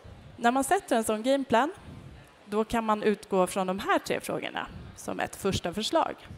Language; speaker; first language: Swedish; native; Swedish